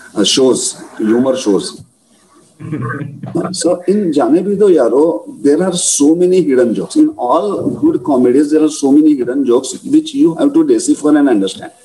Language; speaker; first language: English; non-native, local second language; Marathi